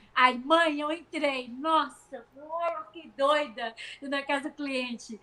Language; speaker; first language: Portuguese; native; Portuguese